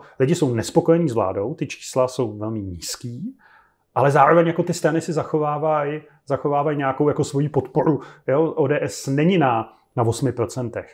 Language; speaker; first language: Czech; native; Czech